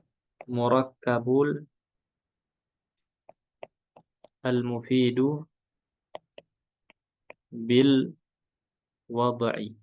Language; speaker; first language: Arabic; non-native, fluent; Indonesian